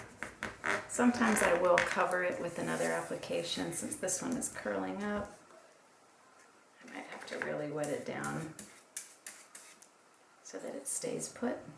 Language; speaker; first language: English; native; English